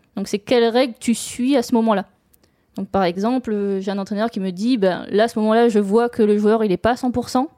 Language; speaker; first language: French; native; French